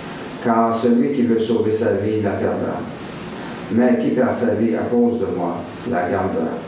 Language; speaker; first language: French; native; French